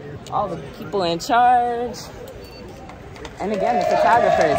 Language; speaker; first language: English; native; English